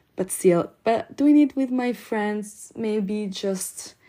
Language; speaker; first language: English; non-native, fluent; Italian